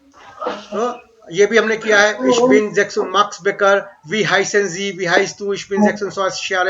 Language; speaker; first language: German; non-native, learner; Hindi